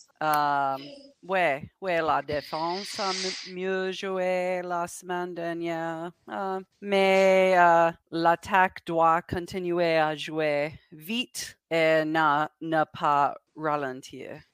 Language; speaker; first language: French; non-native, learner; English